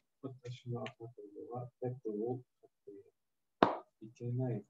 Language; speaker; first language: Japanese; non-native, learner; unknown